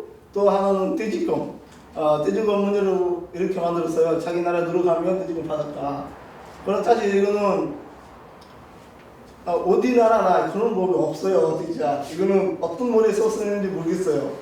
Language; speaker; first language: Korean; non-native, learner; Bangla